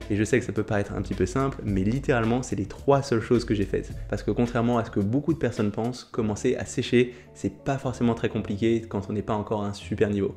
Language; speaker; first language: French; native; French